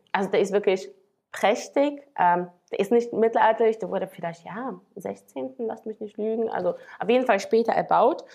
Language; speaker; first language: German; non-native, fluent; Slovak